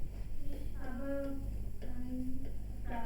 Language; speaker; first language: German; non-native, learner; Hindi